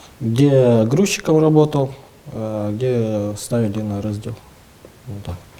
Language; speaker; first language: Russian; native; Russian